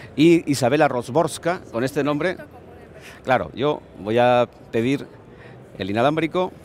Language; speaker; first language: Spanish; native; Spanish